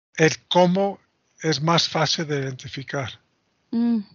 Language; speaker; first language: Spanish; non-native, fluent; English